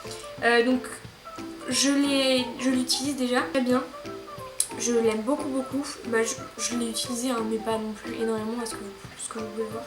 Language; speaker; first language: French; native; French